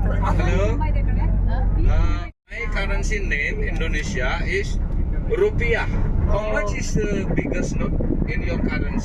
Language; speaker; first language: English; non-native, learner; Balinese